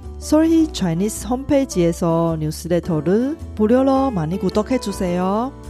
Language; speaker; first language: Korean; non-native, fluent; Chinese